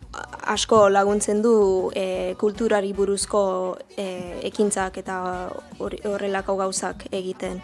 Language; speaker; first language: Basque; non-native, learner; English